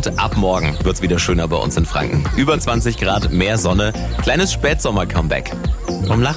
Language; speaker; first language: German; native; German